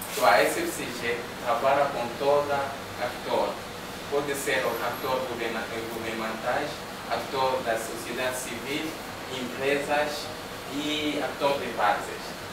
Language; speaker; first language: Portuguese; non-native, learner; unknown